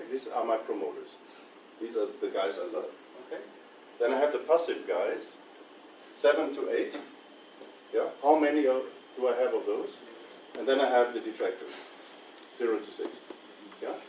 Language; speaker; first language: English; non-native, fluent; German